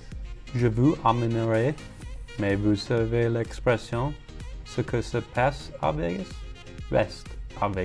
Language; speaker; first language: French; non-native, learner; English